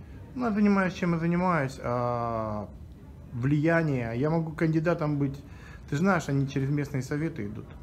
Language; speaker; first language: Russian; native; Russian